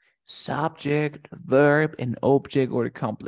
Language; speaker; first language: English; non-native, fluent; Spanish